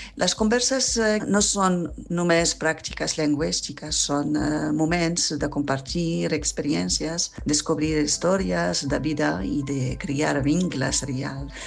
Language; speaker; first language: Catalan; non-native, fluent; Arabic